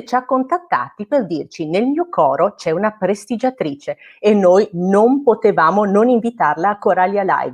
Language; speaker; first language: Italian; native; Italian